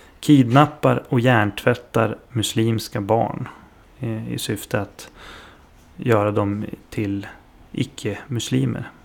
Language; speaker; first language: Swedish; native; Swedish